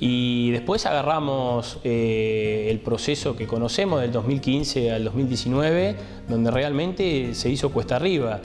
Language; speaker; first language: Spanish; native; Spanish